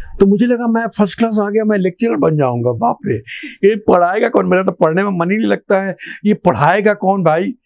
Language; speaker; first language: Hindi; non-native, local second language; Bhojpuri